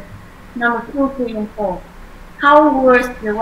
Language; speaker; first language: English; non-native, fluent; Vietnamese